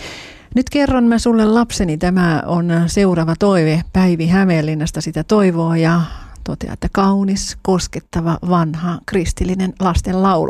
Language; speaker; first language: Finnish; native; Finnish